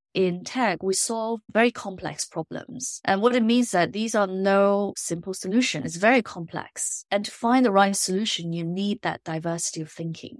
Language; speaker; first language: English; non-native, local second language; Chinese